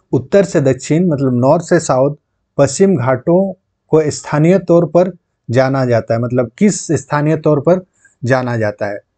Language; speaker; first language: Hindi; non-native, local second language; Santali